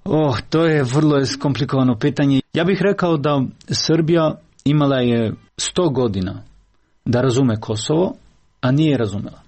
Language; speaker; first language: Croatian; non-native, local second language; Albanian